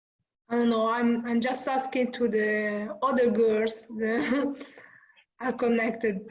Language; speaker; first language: English; non-native, learner; Italian